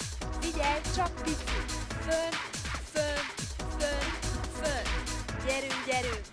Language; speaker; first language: Hungarian; native; Hungarian